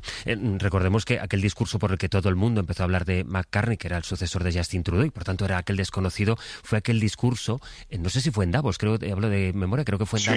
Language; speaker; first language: Spanish; native; Spanish